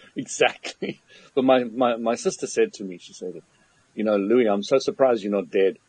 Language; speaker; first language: English; native; English